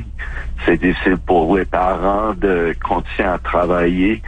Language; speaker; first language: French; non-native, fluent; English